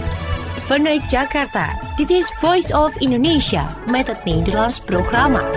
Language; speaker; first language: Dutch; non-native, learner; Indonesian